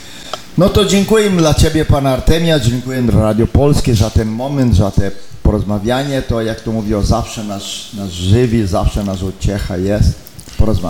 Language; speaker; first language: Polish; early bilingual, heritage; Polish